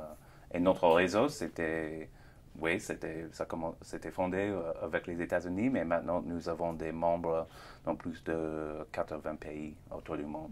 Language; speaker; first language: French; non-native, fluent; English